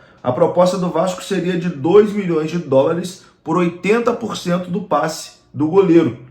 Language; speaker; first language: Portuguese; native; Portuguese